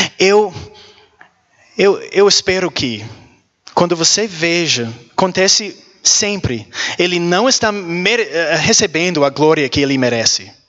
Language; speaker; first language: Portuguese; non-native, learner; English